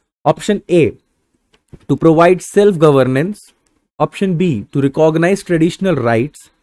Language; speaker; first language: English; non-native, local second language; Bangla